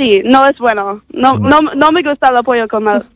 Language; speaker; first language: Spanish; non-native, learner; English